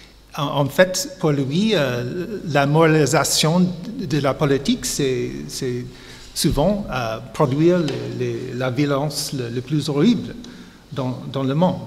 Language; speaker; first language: French; non-native, fluent; English